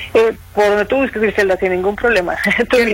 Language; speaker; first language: Spanish; native; Spanish